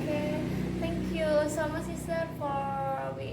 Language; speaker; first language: English; non-native, learner; Indonesian